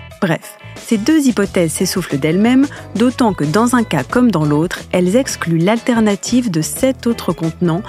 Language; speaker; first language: French; native; French